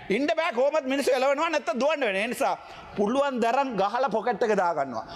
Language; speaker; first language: Sinhala; non-native, local second language; Tamil